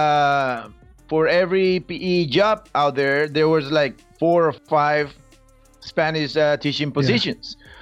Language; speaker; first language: English; non-native, fluent; Spanish